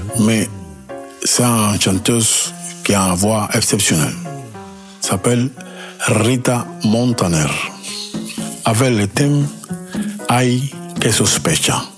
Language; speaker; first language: French; non-native, learner; Spanish